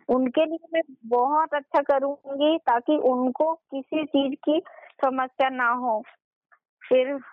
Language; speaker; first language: Hindi; native; Hindi